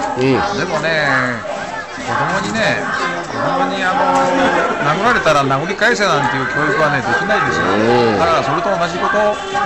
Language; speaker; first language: Japanese; native; Japanese